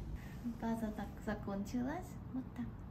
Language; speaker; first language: Russian; non-native, learner; Korean